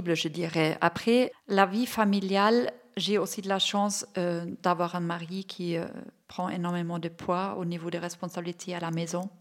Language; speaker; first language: French; non-native, fluent; German